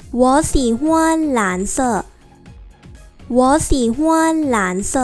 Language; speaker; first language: Chinese; non-native, fluent; Thai